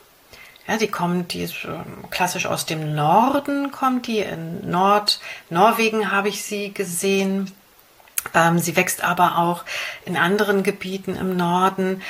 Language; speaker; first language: German; native; German